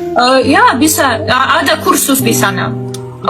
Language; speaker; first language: Indonesian; non-native, fluent; Russian